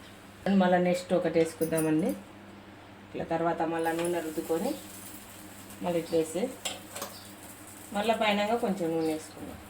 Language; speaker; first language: Telugu; native; Telugu